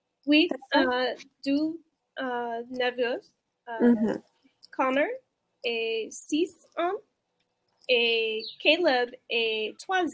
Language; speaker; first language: French; non-native, learner; English